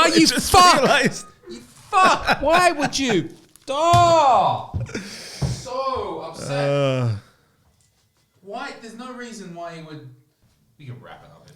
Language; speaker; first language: English; native; English